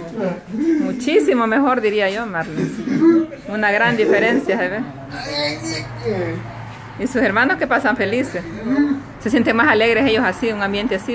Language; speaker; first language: Spanish; native; Spanish